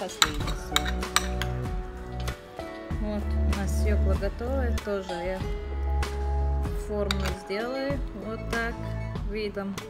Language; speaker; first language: Russian; non-native, learner; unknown